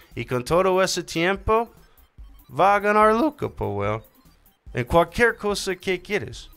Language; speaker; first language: Spanish; non-native, learner; English